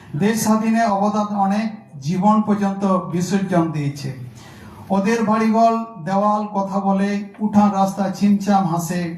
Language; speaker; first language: Bangla; non-native, local second language; Santali